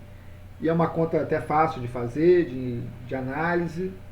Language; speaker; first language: Portuguese; native; Portuguese